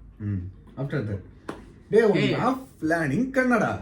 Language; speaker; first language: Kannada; non-native, learner; Tamil